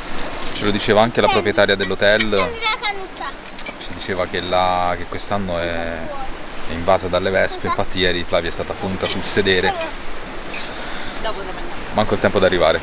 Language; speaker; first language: Italian; native; Italian